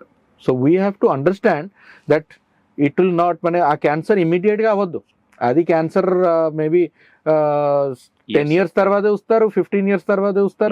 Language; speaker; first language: Telugu; non-native, learner; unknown